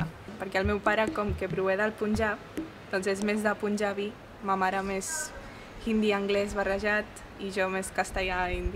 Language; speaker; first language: Catalan; non-native, local second language; Hindi